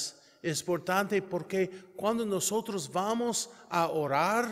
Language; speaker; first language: Spanish; non-native, learner; English